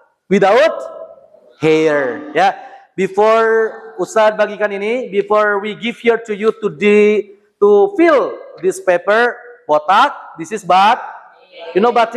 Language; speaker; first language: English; non-native, learner; Indonesian